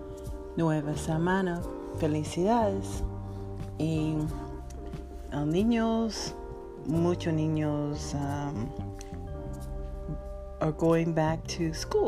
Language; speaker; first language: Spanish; non-native, learner; English